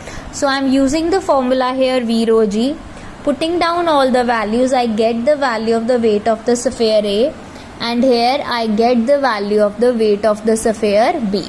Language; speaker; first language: English; non-native, local second language; Hindi